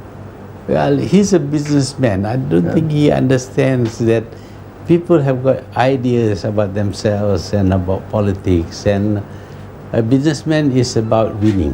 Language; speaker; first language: English; non-native, local second language; Malay